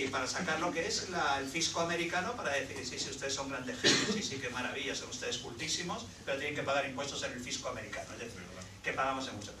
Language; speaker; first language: Spanish; native; Spanish